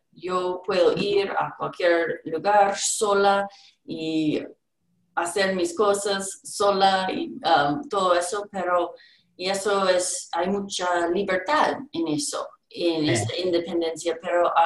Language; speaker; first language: Spanish; non-native, learner; English